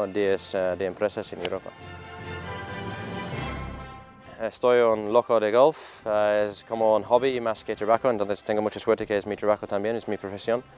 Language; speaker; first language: Spanish; non-native, fluent; English